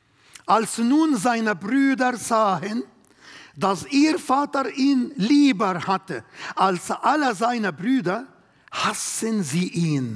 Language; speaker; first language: German; non-native, learner; Arabic